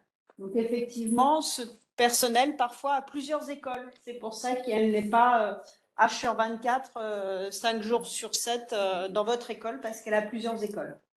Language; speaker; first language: French; native; French